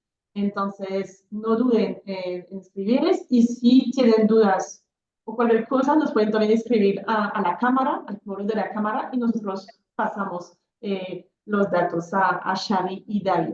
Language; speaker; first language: Spanish; non-native, fluent; French